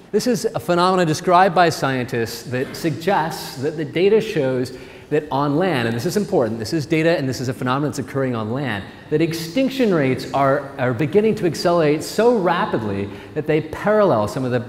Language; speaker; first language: English; native; English